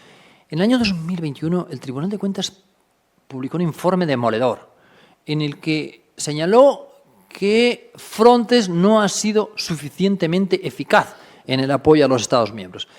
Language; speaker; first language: Spanish; native; Spanish